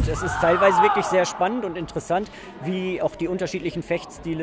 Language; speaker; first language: German; native; German